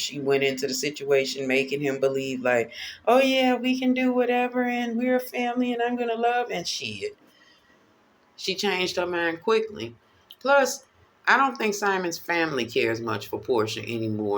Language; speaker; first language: English; native; English